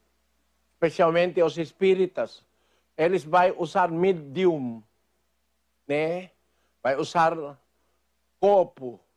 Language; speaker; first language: Portuguese; non-native, fluent; Filipino